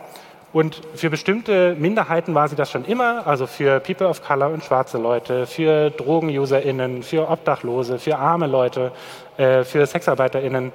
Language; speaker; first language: German; native; German